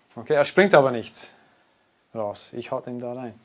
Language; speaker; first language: German; non-native, fluent; English